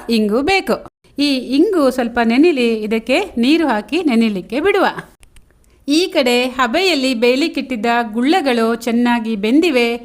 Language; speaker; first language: Kannada; native; Kannada